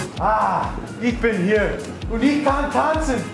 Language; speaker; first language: German; non-native, learner; English